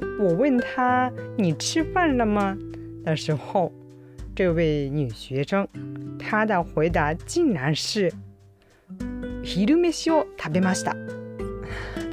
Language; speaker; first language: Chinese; non-native, fluent; Japanese